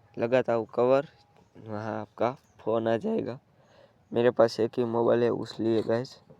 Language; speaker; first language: Hindi; non-native, local second language; Gujarati